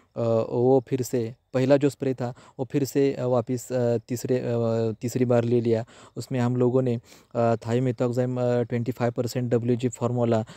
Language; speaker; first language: Hindi; native; Hindi